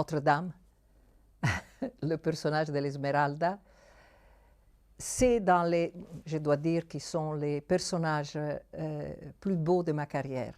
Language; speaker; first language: French; non-native, fluent; Italian